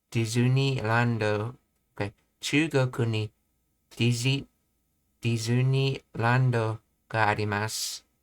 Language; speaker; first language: Japanese; non-native, learner; English